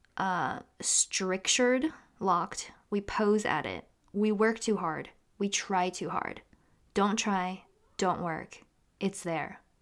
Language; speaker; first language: English; native; English